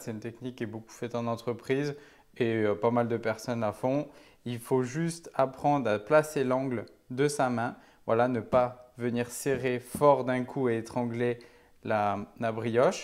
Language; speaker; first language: French; native; French